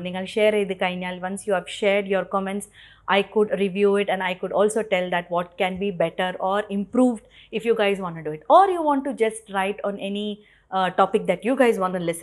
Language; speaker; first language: English; non-native, local second language; Malayalam